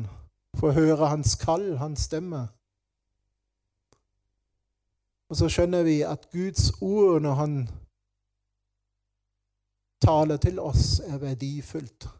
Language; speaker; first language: Norwegian; non-native, fluent; German